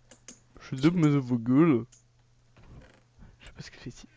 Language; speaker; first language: French; native; French